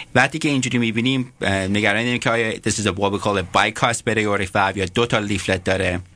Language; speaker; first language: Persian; early bilingual, heritage; Persian